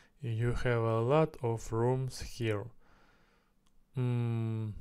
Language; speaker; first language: English; non-native, learner; Russian